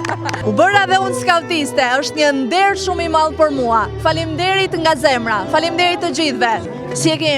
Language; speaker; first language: Albanian; native; Albanian